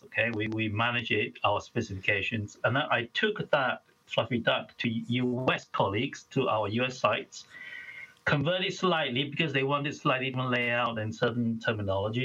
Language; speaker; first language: English; non-native, local second language; Chinese